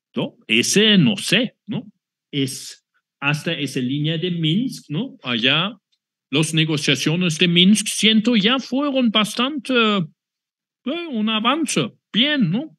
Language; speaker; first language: Spanish; non-native, fluent; German